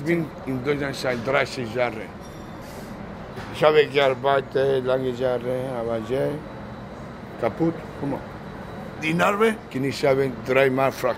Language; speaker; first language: German; non-native, learner; Spanish